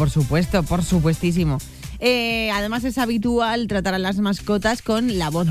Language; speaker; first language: Spanish; native; Spanish